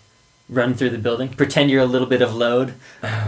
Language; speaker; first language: English; native; English